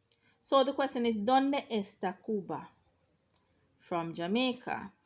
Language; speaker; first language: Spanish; non-native, fluent; English